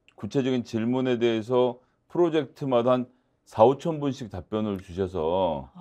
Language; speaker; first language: Korean; native; Korean